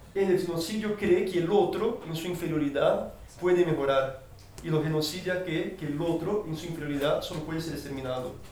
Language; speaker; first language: Spanish; non-native, fluent; Portuguese